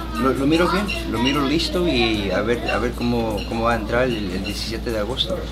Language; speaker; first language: Spanish; early bilingual, heritage; Spanish